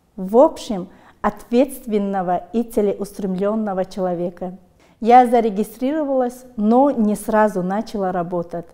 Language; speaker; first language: Russian; non-native, local second language; Tajik